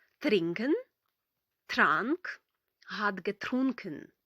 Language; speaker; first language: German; non-native, fluent; Ukrainian